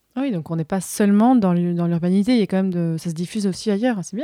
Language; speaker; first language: French; native; French